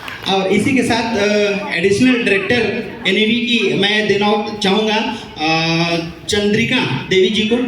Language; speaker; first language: Hindi; native; Hindi